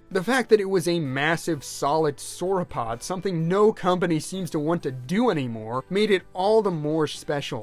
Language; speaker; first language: English; native; English